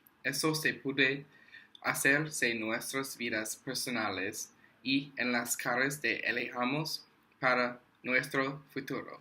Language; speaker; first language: Spanish; non-native, learner; English